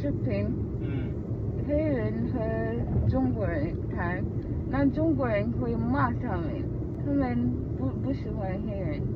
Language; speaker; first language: Chinese; non-native, learner; English